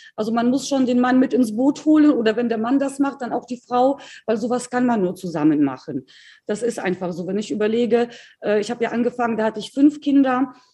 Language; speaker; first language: German; early bilingual, other home language; Polish